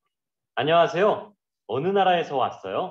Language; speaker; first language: Korean; non-native, learner; Vietnamese